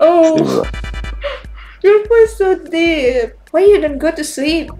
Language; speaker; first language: English; non-native, learner; Indonesian